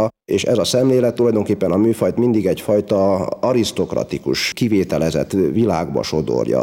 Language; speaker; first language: Hungarian; native; Hungarian